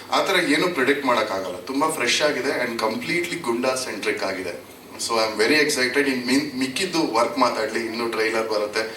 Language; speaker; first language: Kannada; native; Kannada